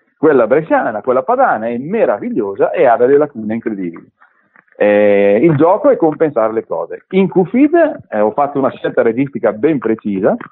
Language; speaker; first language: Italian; early bilingual, other home language; Arabic